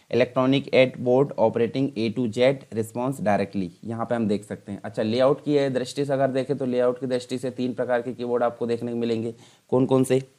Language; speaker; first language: Hindi; native; Hindi